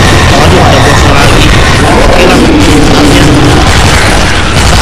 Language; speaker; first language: Indonesian; native; Indonesian